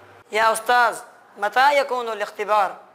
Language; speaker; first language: Arabic; non-native, learner; Urdu